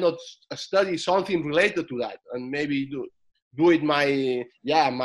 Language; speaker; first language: English; non-native, fluent; Spanish